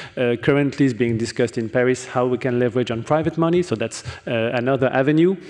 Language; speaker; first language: English; non-native, fluent; French